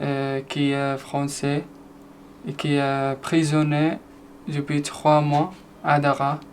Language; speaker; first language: French; non-native, fluent; Arabic